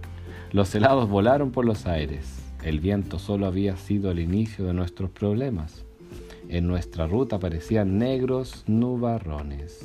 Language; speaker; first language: Spanish; native; Spanish